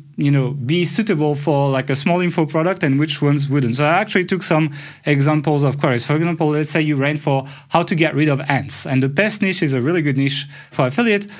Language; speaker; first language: English; non-native, fluent; French